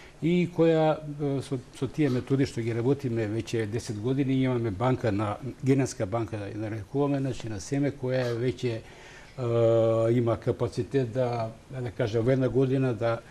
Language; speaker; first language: Macedonian; native; Macedonian